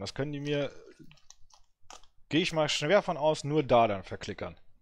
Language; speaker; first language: German; early bilingual, other home language; French